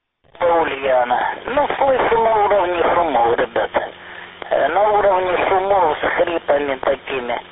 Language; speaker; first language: Russian; native; Russian